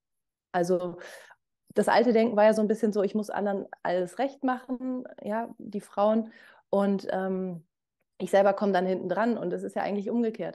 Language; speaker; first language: German; native; German